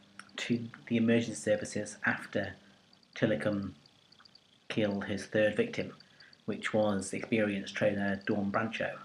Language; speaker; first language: English; native; English